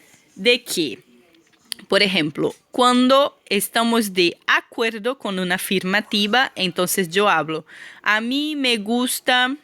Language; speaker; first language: Spanish; non-native, fluent; Portuguese